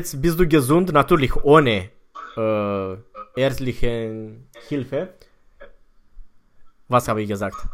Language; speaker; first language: German; non-native, fluent; Romanian